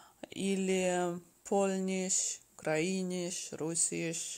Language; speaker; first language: German; non-native, fluent; Russian